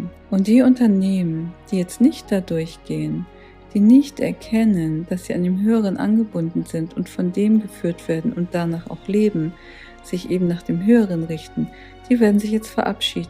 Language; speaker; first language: German; native; German